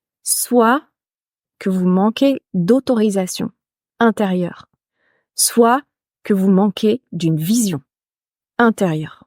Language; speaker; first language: French; native; French